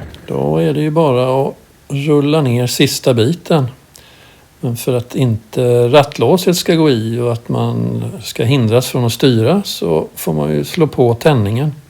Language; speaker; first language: Swedish; native; Swedish